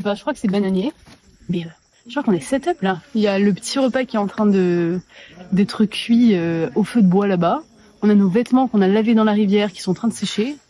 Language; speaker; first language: French; native; French